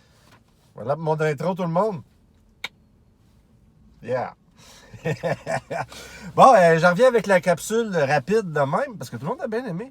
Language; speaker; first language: French; native; French